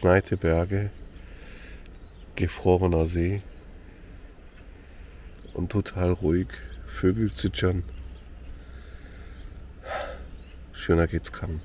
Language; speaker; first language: German; native; German